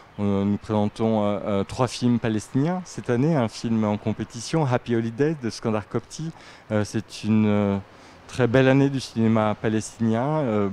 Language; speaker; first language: French; native; French